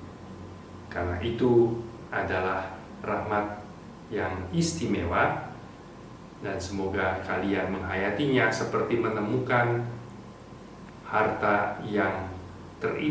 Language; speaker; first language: Indonesian; native; Indonesian